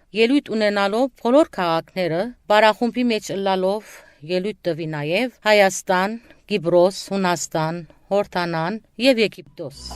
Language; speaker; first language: Armenian; early bilingual, heritage; Armenian